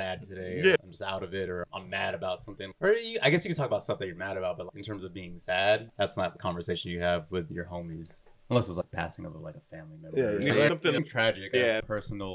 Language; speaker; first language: English; native; English